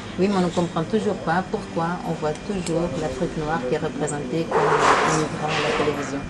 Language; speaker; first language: French; early bilingual, other home language; Kabuverdianu